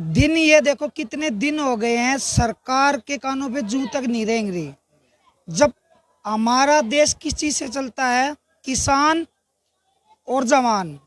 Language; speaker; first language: Hindi; native; Hindi